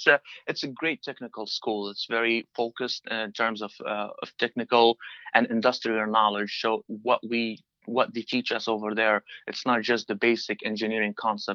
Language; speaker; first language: English; non-native, fluent; Arabic